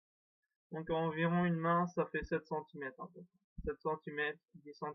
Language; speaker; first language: French; native; French